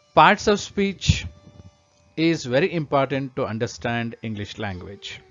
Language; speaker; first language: English; non-native, local second language; Kannada